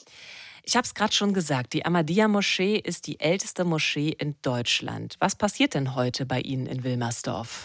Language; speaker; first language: German; native; German